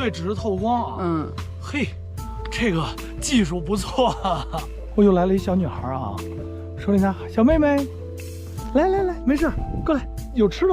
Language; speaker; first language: Chinese; native; Chinese